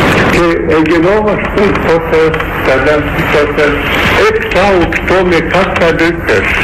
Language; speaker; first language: Greek; non-native, fluent; Russian